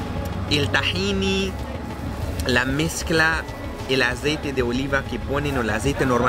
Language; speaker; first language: Spanish; non-native, fluent; Arabic